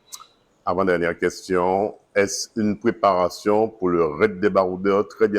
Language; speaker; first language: French; native; French